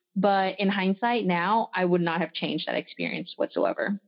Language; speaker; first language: English; early bilingual, other home language; French